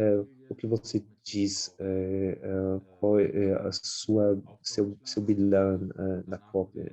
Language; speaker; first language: Portuguese; non-native, fluent; German